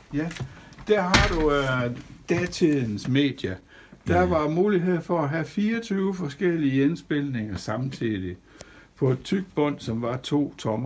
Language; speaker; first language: Danish; native; Danish